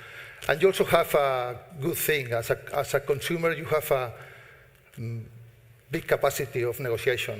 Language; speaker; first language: English; non-native, fluent; Spanish